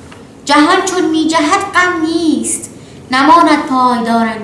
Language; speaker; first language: Persian; native; Persian